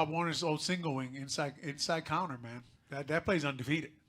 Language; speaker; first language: English; native; English